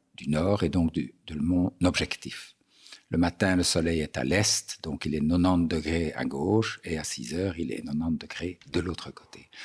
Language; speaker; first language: French; native; French